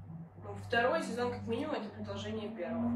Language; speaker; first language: Russian; native; Russian